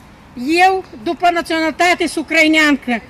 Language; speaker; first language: Romanian; non-native, local second language; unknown